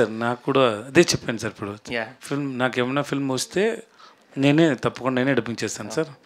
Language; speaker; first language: Telugu; non-native, learner; Tamil